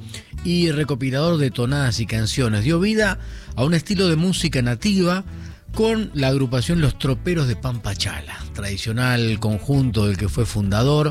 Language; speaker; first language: Spanish; native; Spanish